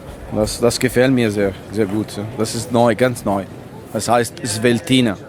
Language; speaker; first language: German; non-native, fluent; Italian